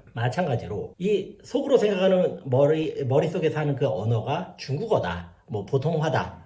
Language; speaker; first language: Korean; native; Korean